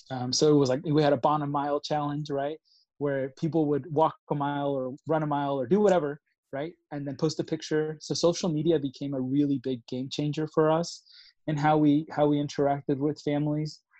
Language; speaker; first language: English; early bilingual, other home language; Spanish